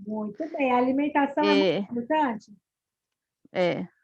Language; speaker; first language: Portuguese; native; Portuguese